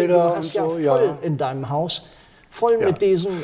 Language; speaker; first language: German; native; German